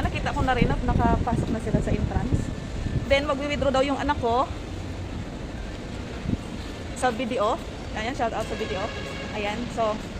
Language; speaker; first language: Filipino; non-native, local second language; Cebuano